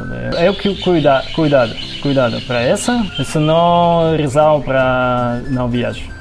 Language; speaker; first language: Portuguese; non-native, learner; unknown